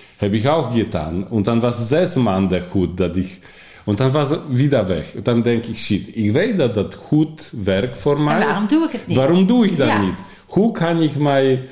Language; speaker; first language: German; non-native, learner; Polish